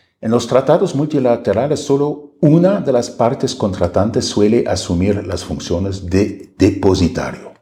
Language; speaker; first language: Spanish; non-native, fluent; German